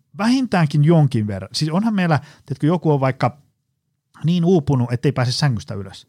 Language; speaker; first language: Finnish; native; Finnish